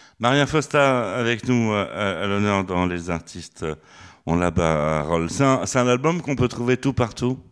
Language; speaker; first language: French; native; French